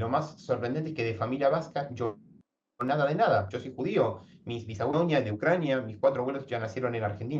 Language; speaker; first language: Spanish; native; Spanish